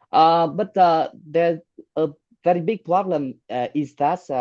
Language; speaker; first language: English; non-native, fluent; Vietnamese